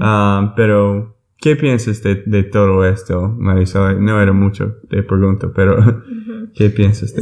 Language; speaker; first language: Spanish; non-native, learner; English